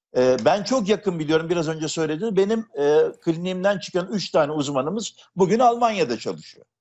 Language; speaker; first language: Turkish; native; Turkish